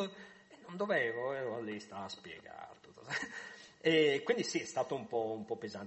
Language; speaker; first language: Italian; native; Italian